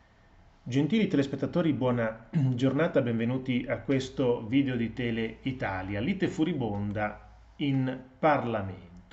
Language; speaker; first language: Italian; native; Italian